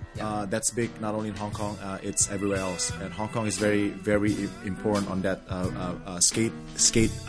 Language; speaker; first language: English; early bilingual, other home language; Indonesian